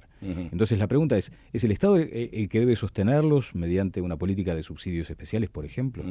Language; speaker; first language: Spanish; native; Spanish